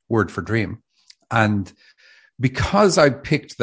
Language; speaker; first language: English; native; English